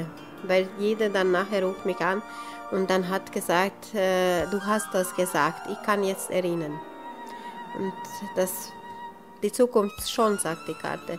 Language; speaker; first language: German; non-native, local second language; Serbian